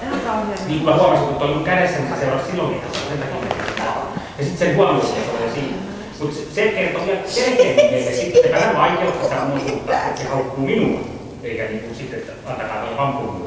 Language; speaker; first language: Finnish; native; Finnish